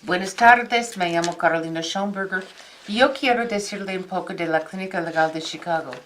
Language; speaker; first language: Spanish; non-native, fluent; English